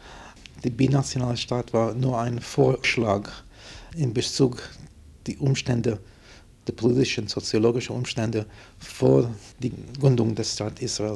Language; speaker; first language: German; non-native, fluent; English